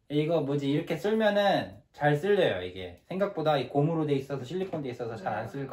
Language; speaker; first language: Korean; native; Korean